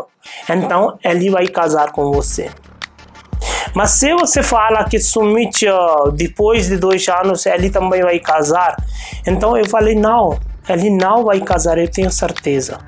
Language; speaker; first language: Portuguese; non-native, fluent; Hindi